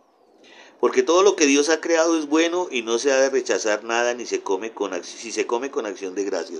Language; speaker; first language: Spanish; native; Spanish